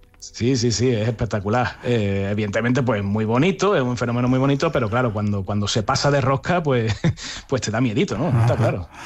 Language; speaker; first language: Spanish; native; Spanish